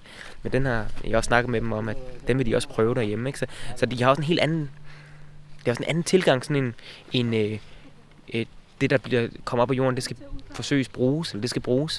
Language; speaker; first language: Danish; native; Danish